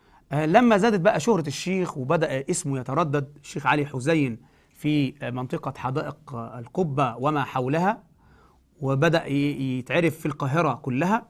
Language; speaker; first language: Arabic; native; Arabic